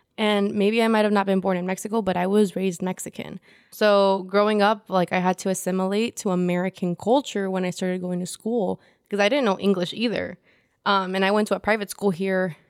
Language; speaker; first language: English; early bilingual, other home language; Spanish